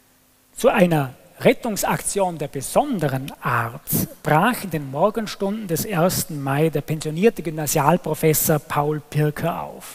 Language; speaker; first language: German; native; German